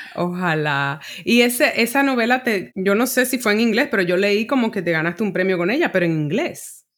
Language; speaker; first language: Spanish; native; Spanish